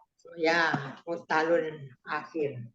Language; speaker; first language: Arabic; non-native, learner; Indonesian